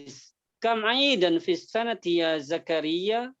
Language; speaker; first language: Arabic; non-native, fluent; Indonesian